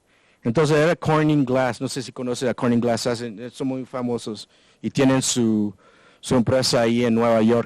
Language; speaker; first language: Spanish; non-native, learner; English